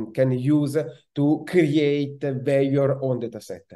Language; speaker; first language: English; non-native, fluent; Italian